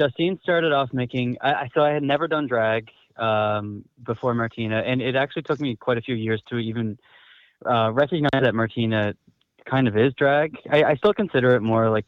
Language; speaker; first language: English; native; English